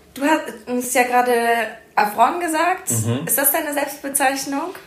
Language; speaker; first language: German; early bilingual, other home language; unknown